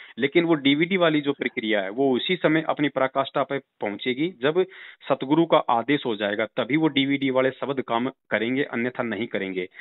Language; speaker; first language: Hindi; native; Hindi